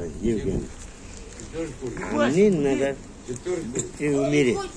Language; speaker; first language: Russian; non-native, local second language; Kyrgyz